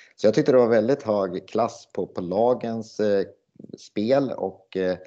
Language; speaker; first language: Swedish; native; Swedish